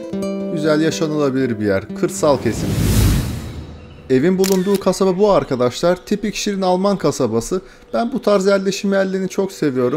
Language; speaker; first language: Turkish; native; Turkish